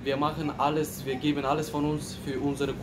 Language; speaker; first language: German; non-native, learner; Turkish